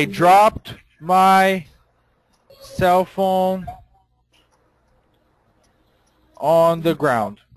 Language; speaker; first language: English; non-native, fluent; Portuguese